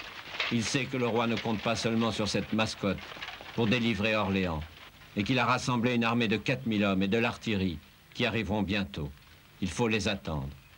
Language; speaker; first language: French; native; French